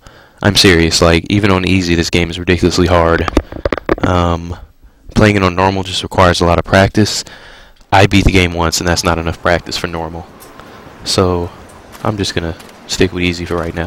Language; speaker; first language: English; native; English